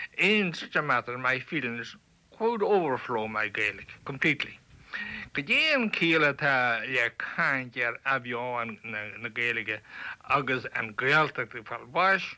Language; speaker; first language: Irish; native; Irish